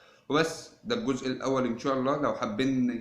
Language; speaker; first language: Arabic; native; Arabic